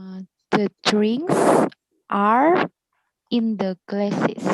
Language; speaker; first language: English; non-native, learner; Indonesian